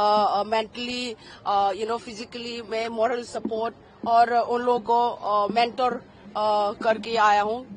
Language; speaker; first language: Hindi; non-native, local second language; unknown